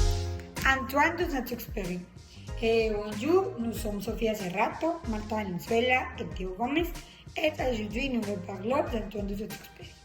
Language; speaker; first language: French; non-native, learner; Spanish